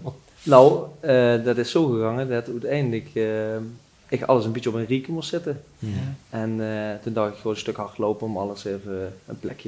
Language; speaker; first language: Dutch; native; Dutch